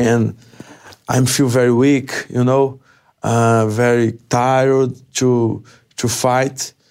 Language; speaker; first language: English; non-native, learner; Portuguese